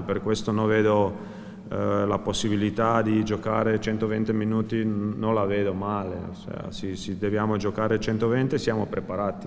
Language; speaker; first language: Italian; non-native, fluent; Croatian